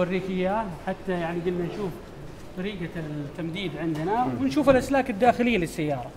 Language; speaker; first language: Arabic; native; Arabic